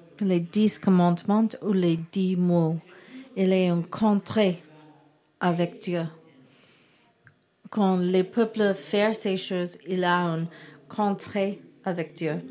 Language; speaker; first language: French; non-native, learner; English